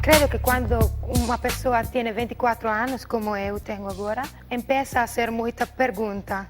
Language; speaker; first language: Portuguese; non-native, learner; Italian